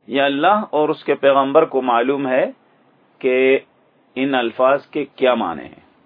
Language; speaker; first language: Urdu; native; Urdu